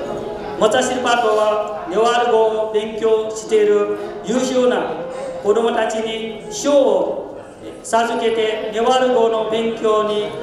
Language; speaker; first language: Japanese; non-native, fluent; Newari